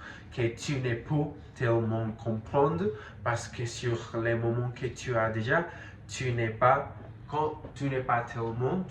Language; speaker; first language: French; non-native, learner; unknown